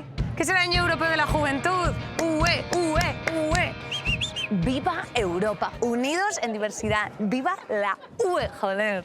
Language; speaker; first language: Spanish; native; Spanish